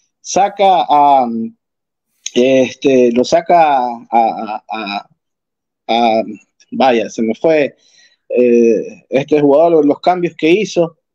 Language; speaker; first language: Spanish; native; Spanish